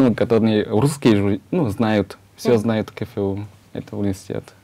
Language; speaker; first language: Russian; non-native, learner; Chinese